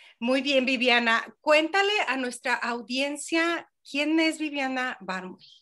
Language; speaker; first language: Spanish; native; Spanish